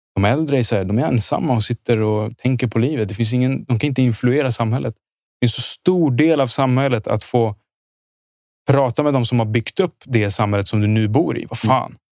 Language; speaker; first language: Swedish; early bilingual, other home language; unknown